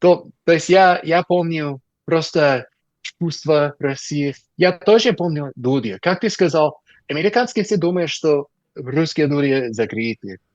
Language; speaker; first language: Russian; non-native, learner; English